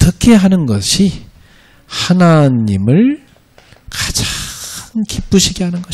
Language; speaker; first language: Korean; native; Korean